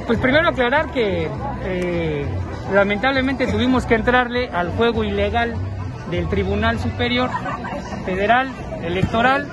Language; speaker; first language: Spanish; native; Spanish